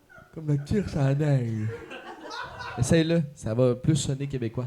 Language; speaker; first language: French; native; French